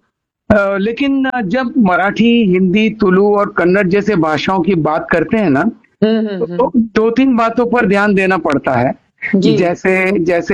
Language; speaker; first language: Hindi; non-native, local second language; Tulu